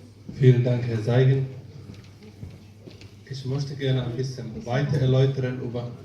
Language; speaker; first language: German; non-native, fluent; Somali